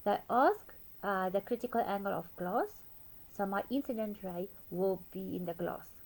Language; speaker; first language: English; non-native, local second language; Afrikaans